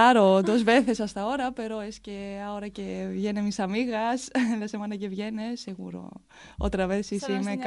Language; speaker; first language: Spanish; non-native, fluent; Greek